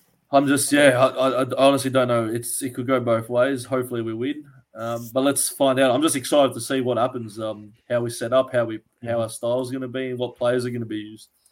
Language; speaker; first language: English; early bilingual, other home language; Greek